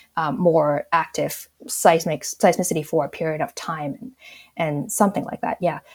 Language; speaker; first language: English; non-native, local second language; Cantonese